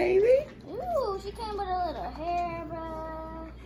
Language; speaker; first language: English; native; English